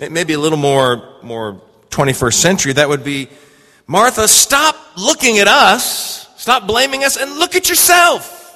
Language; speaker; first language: English; native; English